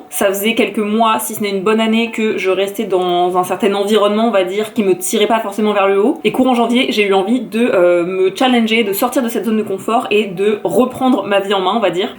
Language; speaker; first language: French; native; French